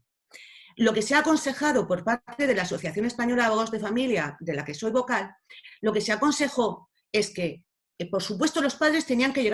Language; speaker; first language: Spanish; native; Spanish